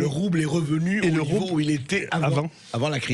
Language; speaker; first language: French; native; French